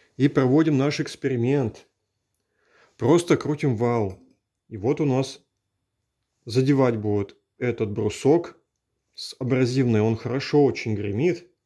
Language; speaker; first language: Russian; native; Russian